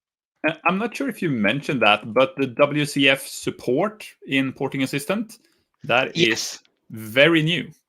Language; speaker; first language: English; non-native, fluent; Swedish